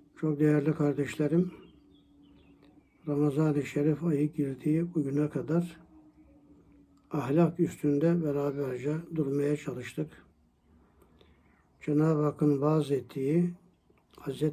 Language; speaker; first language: Turkish; native; Turkish